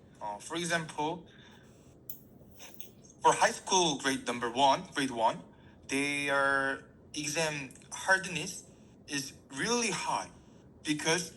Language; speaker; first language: English; non-native, learner; Korean